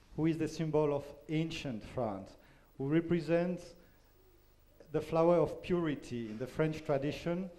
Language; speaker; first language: English; non-native, fluent; French